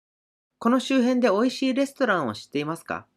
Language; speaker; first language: Japanese; native; Japanese